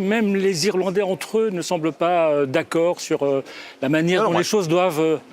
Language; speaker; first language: French; native; French